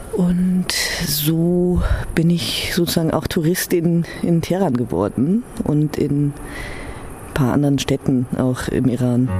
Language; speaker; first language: German; early bilingual, heritage; German